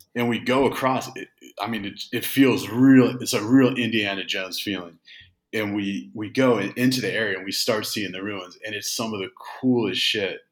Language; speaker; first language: English; native; English